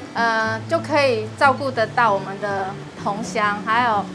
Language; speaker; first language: Chinese; non-native, fluent; Vietnamese